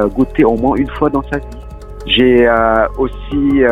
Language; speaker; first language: French; early bilingual, other home language; Lao